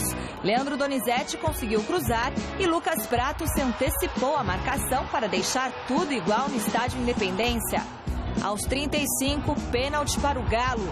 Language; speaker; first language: Portuguese; native; Portuguese